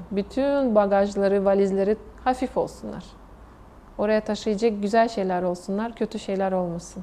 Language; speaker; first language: Turkish; non-native, fluent; Russian